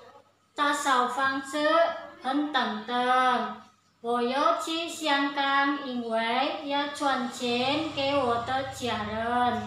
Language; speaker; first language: Chinese; non-native, learner; Indonesian